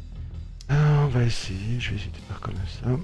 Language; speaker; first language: French; native; French